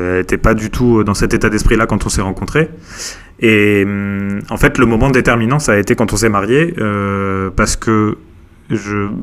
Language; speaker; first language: French; native; French